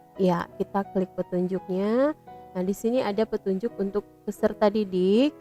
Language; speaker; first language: Indonesian; native; Indonesian